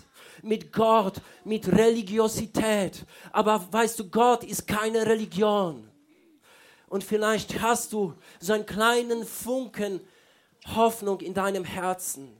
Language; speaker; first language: German; non-native, fluent; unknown